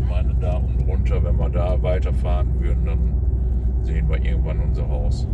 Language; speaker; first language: German; native; German